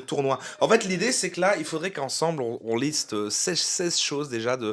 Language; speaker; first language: French; native; French